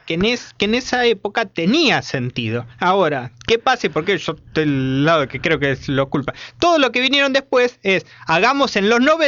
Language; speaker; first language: Spanish; native; Spanish